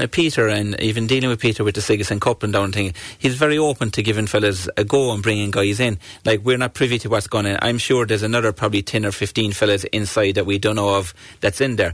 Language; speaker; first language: English; native; English